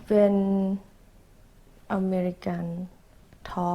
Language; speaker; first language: English; non-native, learner; Thai